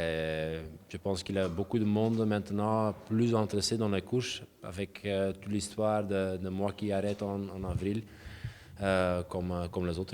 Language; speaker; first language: French; non-native, local second language; Dutch